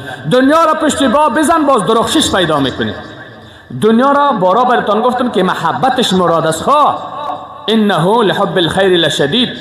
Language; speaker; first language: Persian; native; Persian